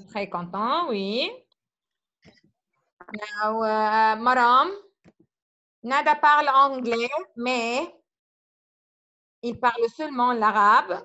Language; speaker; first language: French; non-native, fluent; Arabic